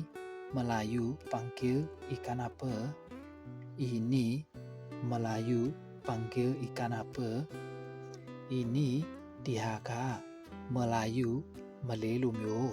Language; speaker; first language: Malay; non-native, fluent; Burmese